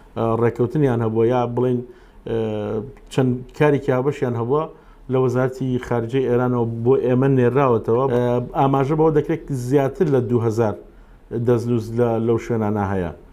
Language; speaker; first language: Central Kurdish; non-native, local second language; Gurani